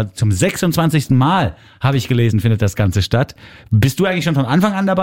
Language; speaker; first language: German; native; German